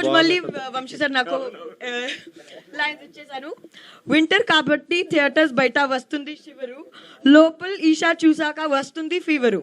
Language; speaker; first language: Telugu; non-native, learner; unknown